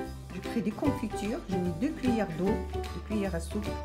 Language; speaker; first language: French; non-native, local second language; Arabic